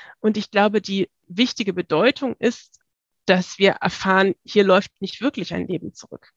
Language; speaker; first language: German; native; German